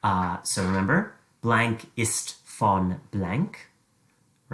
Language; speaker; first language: German; non-native, fluent; English